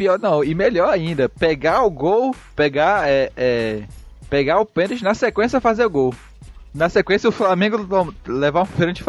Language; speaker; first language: Portuguese; native; Portuguese